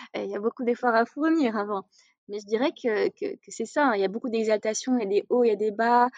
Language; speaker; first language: French; non-native, local second language; Arabic